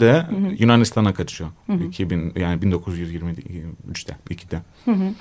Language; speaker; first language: Turkish; non-native, fluent; Greek